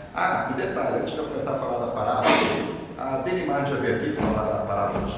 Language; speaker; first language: Portuguese; native; Portuguese